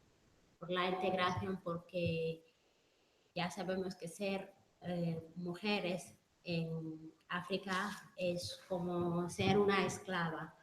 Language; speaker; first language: Spanish; non-native, fluent; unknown